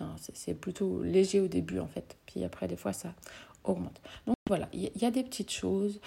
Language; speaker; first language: French; native; French